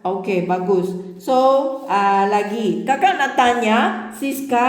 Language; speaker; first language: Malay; non-native, local second language; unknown